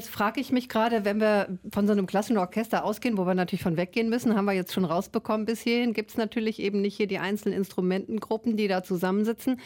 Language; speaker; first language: German; native; German